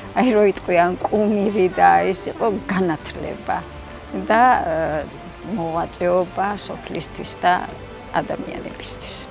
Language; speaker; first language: Georgian; non-native, local second language; Svan